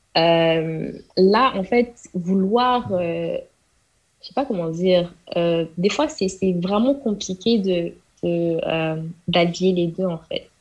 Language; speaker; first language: French; non-native, local second language; Wolof